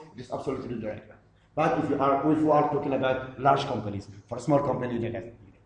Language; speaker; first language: English; non-native, fluent; Arabic